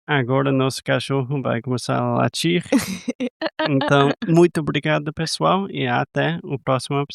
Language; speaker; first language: Portuguese; non-native, fluent; English